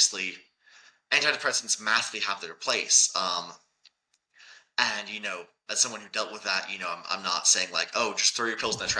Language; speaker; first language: English; native; English